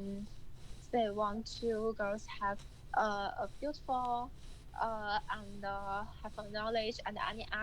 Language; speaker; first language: English; non-native, learner; Chinese